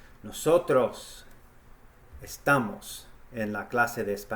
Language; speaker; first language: Spanish; non-native, fluent; English